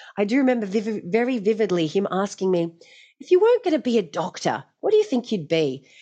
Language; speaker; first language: English; native; English